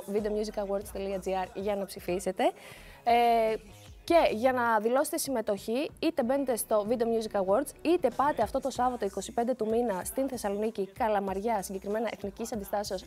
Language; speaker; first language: Greek; native; Greek